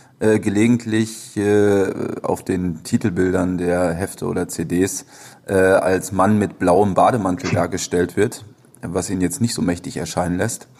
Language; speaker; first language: German; native; German